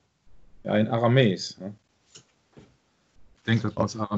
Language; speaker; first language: Dutch; non-native, learner; German